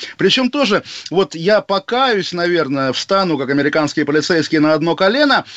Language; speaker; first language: Russian; native; Russian